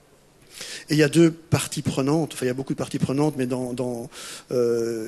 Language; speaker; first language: French; native; French